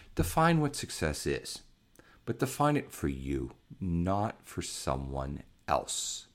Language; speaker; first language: English; native; English